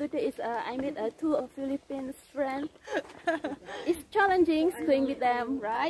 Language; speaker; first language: English; non-native, learner; Indonesian